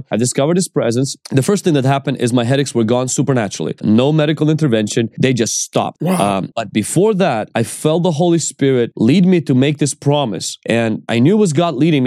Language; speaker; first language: English; non-native, fluent; Ukrainian